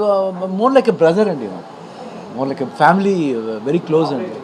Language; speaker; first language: Telugu; non-native, learner; Kannada